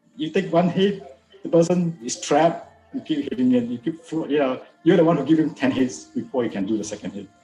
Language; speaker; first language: English; non-native, local second language; Min Nan Chinese